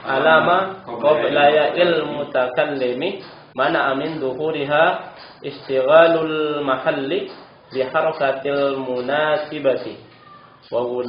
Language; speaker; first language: Arabic; non-native, learner; Indonesian